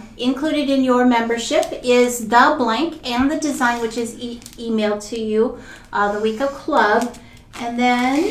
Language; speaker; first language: English; native; English